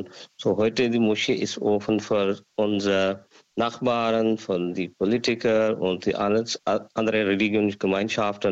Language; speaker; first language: German; non-native, learner; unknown